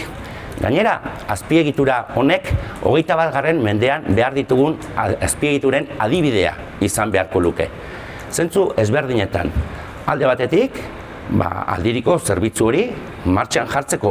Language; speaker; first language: Basque; native; Basque